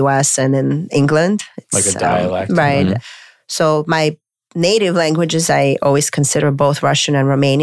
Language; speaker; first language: English; non-native, fluent; Romanian